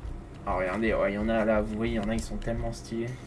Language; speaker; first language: French; native; French